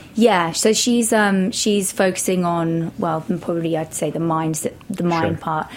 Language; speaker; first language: English; native; English